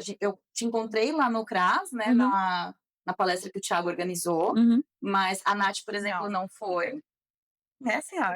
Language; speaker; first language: Portuguese; native; Portuguese